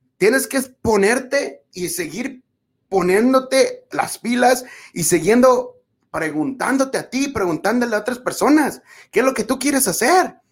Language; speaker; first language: Spanish; early bilingual, other home language; English